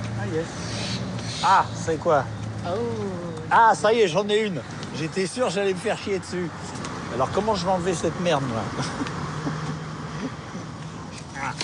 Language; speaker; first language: French; native; French